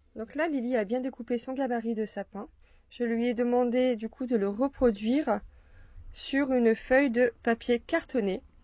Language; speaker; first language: French; native; French